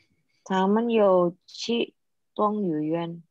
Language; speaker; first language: Chinese; non-native, learner; Indonesian